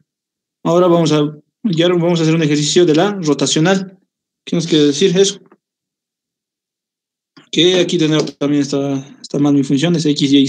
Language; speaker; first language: Spanish; native; Spanish